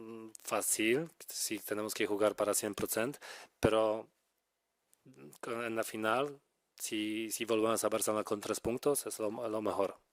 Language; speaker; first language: Spanish; non-native, fluent; Polish